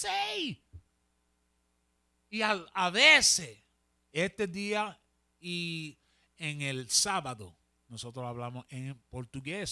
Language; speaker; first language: Spanish; early bilingual, heritage; Spanish